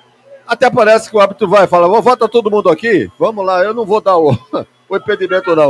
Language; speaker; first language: Portuguese; native; Portuguese